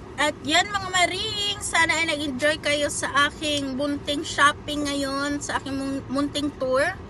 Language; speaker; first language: Filipino; native; Filipino